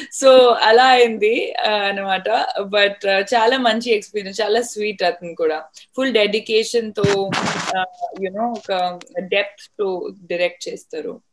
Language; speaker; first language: Telugu; non-native, fluent; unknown